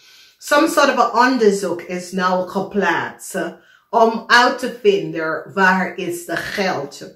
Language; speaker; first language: Dutch; non-native, learner; English